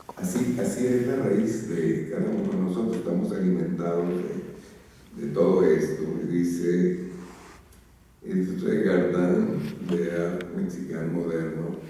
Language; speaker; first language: Spanish; native; Spanish